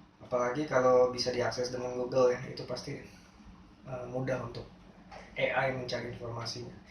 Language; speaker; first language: Indonesian; native; Indonesian